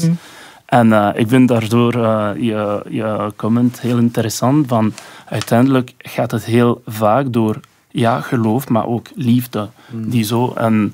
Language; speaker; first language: Dutch; non-native, local second language; French